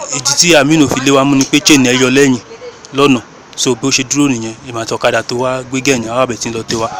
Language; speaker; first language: Yoruba; non-native, local second language; Igbo